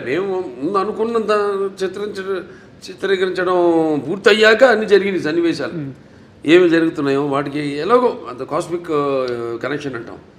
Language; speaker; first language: Telugu; native; Telugu